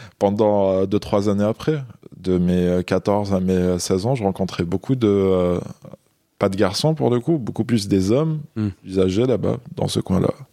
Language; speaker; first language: French; non-native, local second language; Kabyle